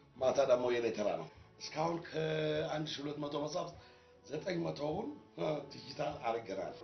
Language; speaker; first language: Amharic; non-native, local second language; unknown